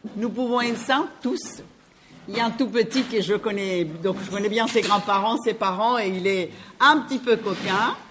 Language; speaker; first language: French; non-native, fluent; Spanish